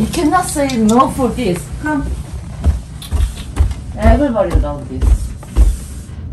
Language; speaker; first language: English; non-native, learner; Korean